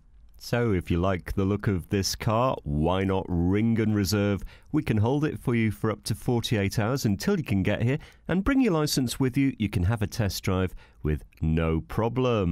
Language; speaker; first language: English; native; English